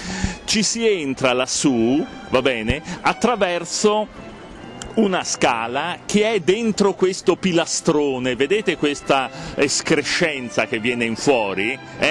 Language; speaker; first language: Italian; native; Italian